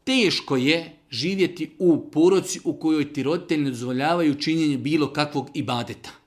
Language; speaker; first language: Croatian; native; Croatian